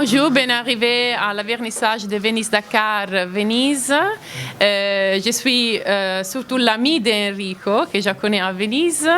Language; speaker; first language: French; non-native, fluent; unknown